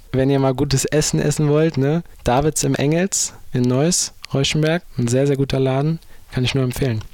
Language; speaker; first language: German; native; German